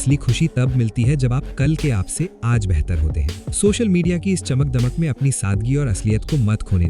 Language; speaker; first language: Hindi; native; Hindi